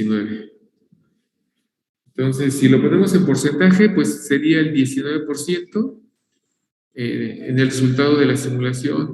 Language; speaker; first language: Spanish; native; Spanish